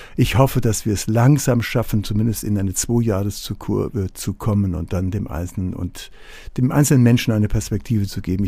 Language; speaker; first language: German; native; German